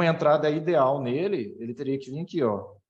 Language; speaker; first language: Portuguese; native; Portuguese